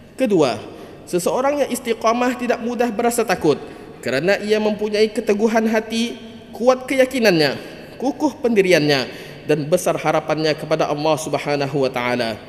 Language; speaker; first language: Malay; native; Malay